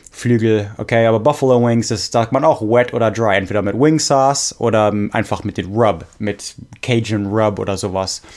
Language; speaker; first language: German; non-native, fluent; English